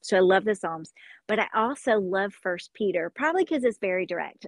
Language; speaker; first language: English; native; English